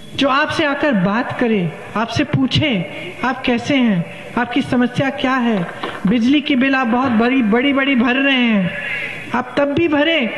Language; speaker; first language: Hindi; native; Hindi